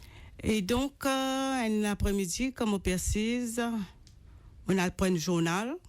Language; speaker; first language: French; non-native, local second language; Morisyen